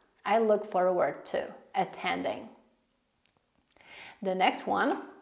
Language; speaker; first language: English; non-native, fluent; Polish